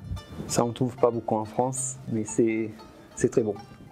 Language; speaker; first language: French; non-native, fluent; Arabic